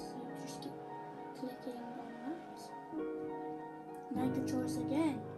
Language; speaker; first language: English; native; English